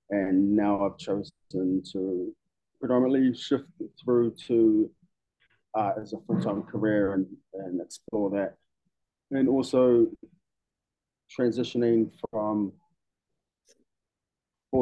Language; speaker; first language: English; native; English